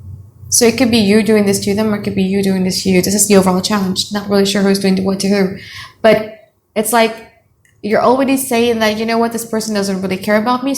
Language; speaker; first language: English; non-native, fluent; Indonesian